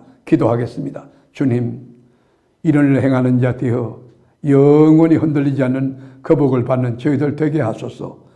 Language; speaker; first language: Korean; native; Korean